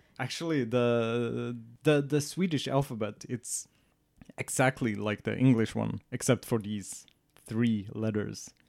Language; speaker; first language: English; non-native, fluent; Swedish